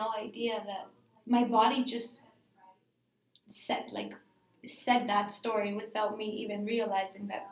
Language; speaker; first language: English; non-native, fluent; Greek